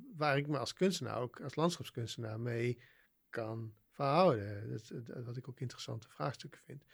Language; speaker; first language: Dutch; native; Dutch